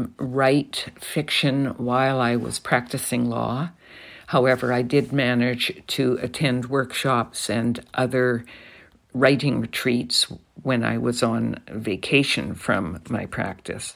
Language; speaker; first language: English; native; English